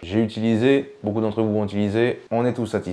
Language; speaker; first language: French; native; French